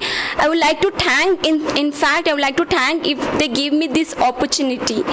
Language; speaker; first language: English; non-native, local second language; Kannada